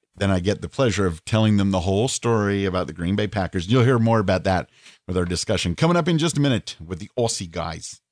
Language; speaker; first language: English; native; English